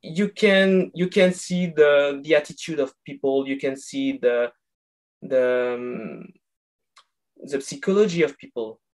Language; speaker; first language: English; non-native, fluent; French